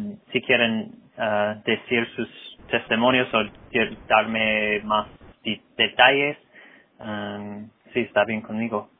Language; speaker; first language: Spanish; non-native, fluent; English